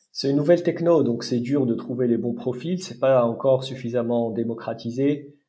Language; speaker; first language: French; non-native, local second language; Arabic